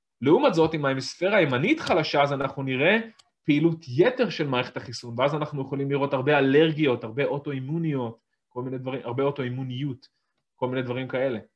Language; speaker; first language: Hebrew; native; Hebrew